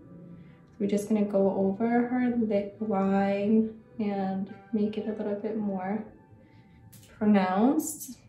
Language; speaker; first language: English; non-native, fluent; Swedish